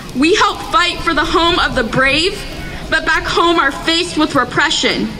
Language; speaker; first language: English; native; English